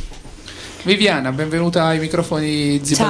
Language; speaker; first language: Italian; native; Italian